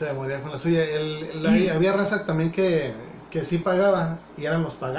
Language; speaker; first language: Spanish; native; Spanish